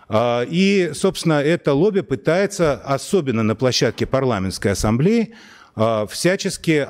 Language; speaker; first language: Russian; native; Russian